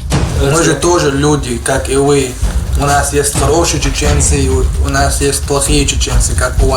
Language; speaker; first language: Russian; non-native, local second language; Chechen